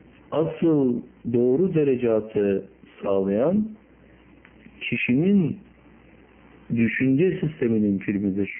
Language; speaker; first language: Turkish; native; Turkish